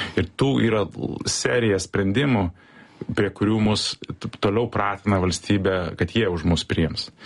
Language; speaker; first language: Lithuanian; early bilingual, heritage; Lithuanian